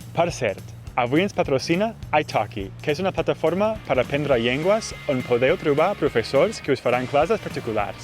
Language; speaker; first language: Catalan; native; Catalan